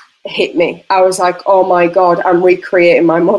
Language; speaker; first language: English; native; English